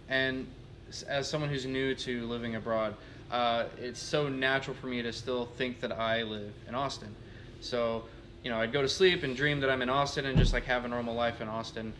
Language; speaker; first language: English; native; English